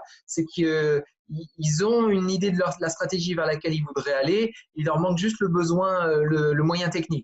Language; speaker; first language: French; native; French